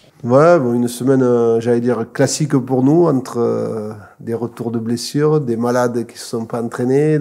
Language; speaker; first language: French; native; French